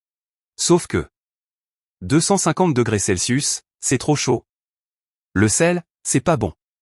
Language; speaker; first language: French; native; French